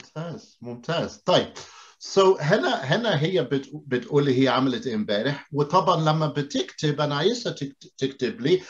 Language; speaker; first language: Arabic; non-native, fluent; English